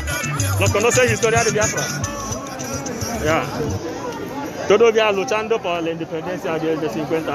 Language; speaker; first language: Spanish; non-native, learner; Igbo